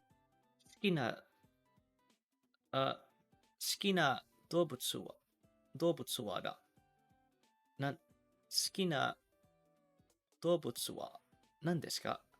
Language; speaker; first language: Japanese; non-native, learner; English